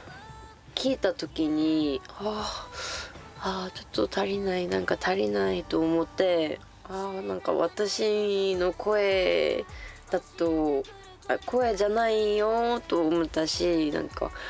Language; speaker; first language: Japanese; non-native, fluent; Korean